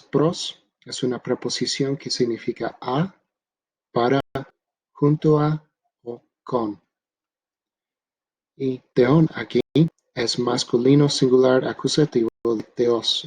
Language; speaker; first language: Spanish; non-native, fluent; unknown